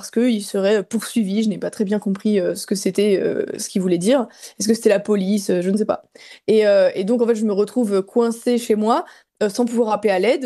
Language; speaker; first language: French; native; French